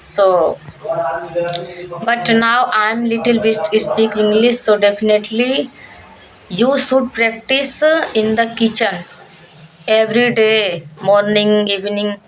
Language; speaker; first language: English; non-native, learner; Hindi